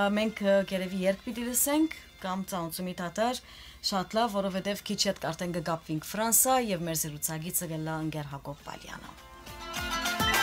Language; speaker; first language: Armenian; early bilingual, heritage; Armenian